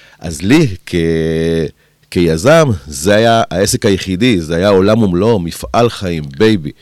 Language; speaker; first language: Hebrew; early bilingual, other home language; Spanish